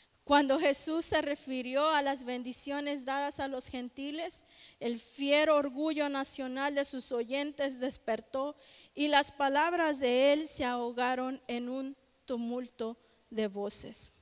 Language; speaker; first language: Spanish; native; Spanish